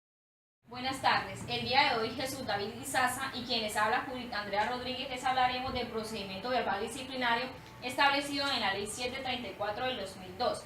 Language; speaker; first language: Spanish; native; Spanish